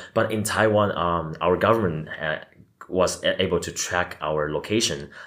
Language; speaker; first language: English; non-native, fluent; Chinese